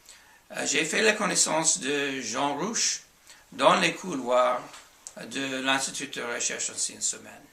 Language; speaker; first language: French; non-native, fluent; English